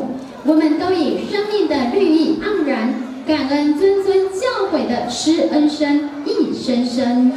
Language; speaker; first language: Chinese; native; Chinese